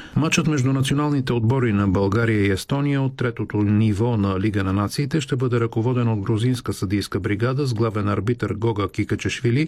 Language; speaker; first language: Bulgarian; native; Bulgarian